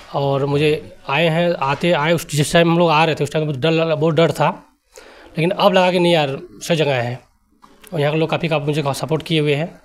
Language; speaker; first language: Hindi; native; Hindi